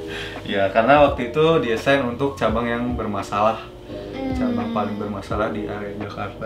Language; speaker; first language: Indonesian; native; Indonesian